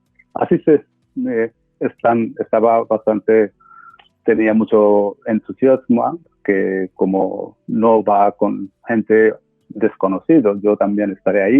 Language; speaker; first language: Spanish; non-native, fluent; Bangla